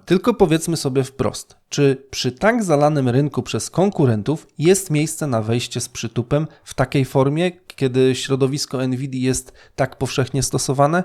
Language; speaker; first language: Polish; native; Polish